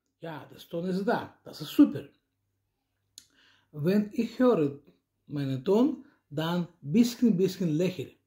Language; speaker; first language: German; non-native, learner; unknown